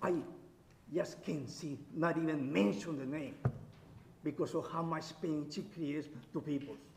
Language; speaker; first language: English; non-native, learner; Spanish